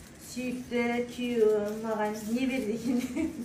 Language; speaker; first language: Turkish; non-native, learner; Kazakh